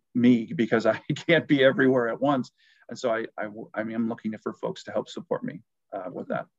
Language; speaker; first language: English; native; English